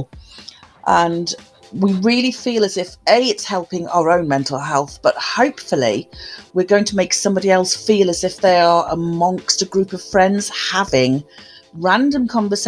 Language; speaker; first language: English; native; English